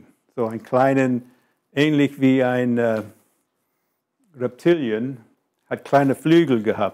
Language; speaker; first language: German; non-native, fluent; English